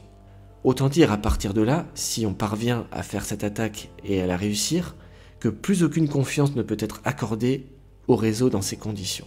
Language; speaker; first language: French; native; French